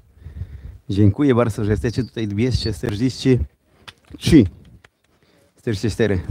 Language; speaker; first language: Polish; non-native, learner; Spanish